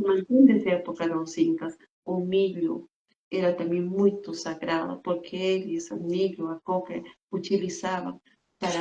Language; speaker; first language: Portuguese; non-native, fluent; Spanish